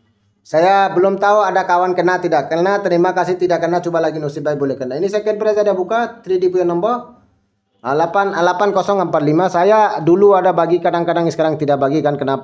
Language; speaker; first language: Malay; non-native, local second language; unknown